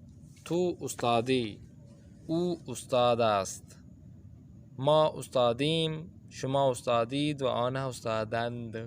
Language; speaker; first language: Persian; non-native, fluent; Urdu